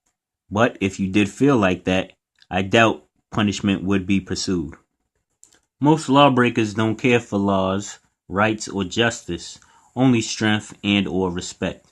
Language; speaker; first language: English; native; English